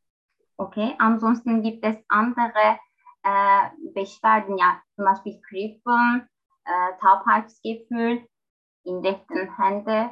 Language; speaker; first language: German; non-native, learner; Turkish